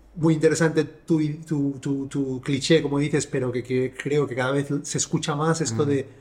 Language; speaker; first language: Spanish; native; Spanish